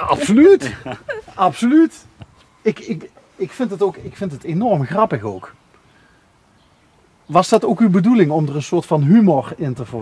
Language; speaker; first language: Dutch; native; Dutch